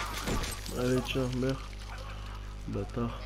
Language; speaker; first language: French; native; French